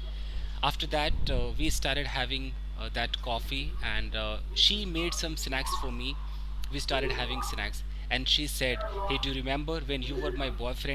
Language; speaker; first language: English; non-native, local second language; Hindi